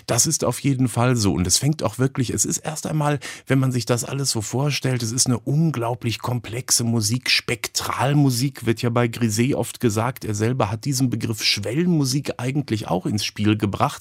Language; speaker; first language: German; native; German